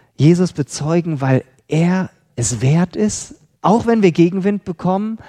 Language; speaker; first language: German; native; German